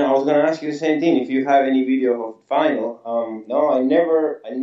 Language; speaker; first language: English; non-native, fluent; Spanish